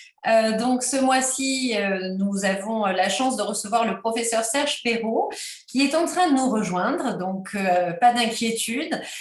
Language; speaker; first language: French; native; French